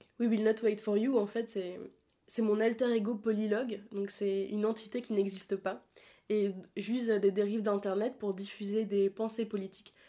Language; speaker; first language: French; native; French